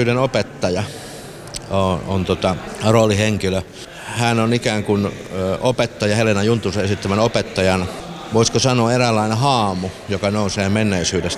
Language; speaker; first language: Finnish; native; Finnish